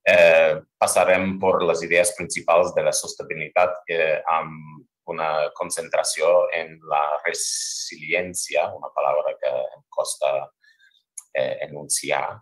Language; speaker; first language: Catalan; non-native, fluent; English